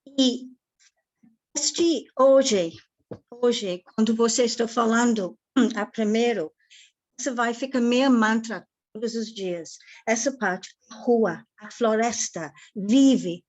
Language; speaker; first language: Portuguese; non-native, learner; English